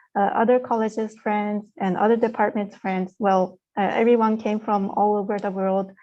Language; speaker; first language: English; non-native, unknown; Japanese